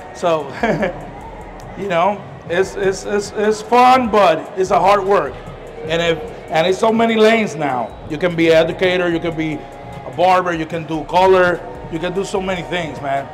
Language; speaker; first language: English; non-native, fluent; Spanish